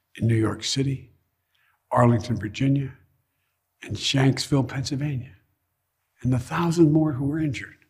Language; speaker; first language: English; native; English